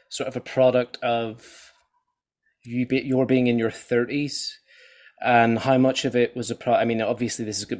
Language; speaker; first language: English; native; English